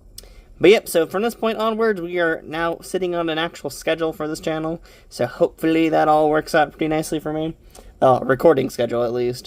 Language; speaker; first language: English; native; English